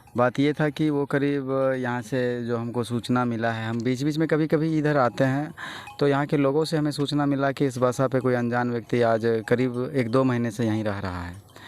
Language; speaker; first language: Hindi; native; Hindi